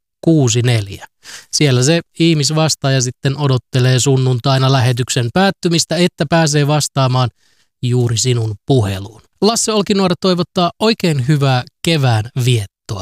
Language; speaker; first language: Finnish; native; Finnish